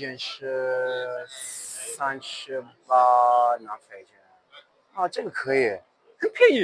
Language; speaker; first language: Chinese; non-native, learner; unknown